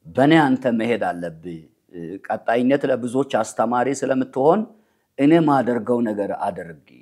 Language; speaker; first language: Amharic; non-native, local second language; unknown